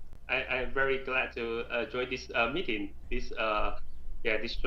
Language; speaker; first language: English; non-native, learner; Chinese